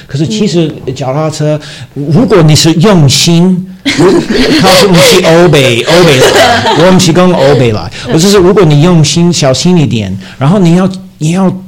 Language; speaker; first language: Chinese; non-native, learner; English